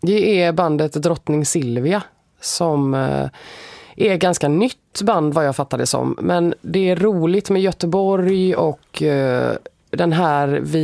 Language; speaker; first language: Swedish; native; Swedish